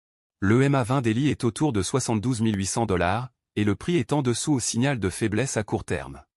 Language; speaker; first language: French; native; French